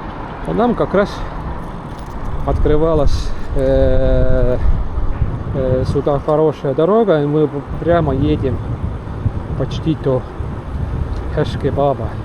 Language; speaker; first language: Russian; non-native, local second language; Estonian